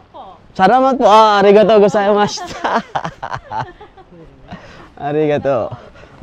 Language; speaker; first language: Japanese; non-native, learner; Filipino